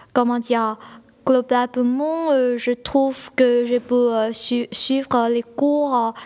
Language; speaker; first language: French; non-native, fluent; Chinese